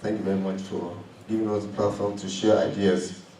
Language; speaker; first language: English; non-native, local second language; Yoruba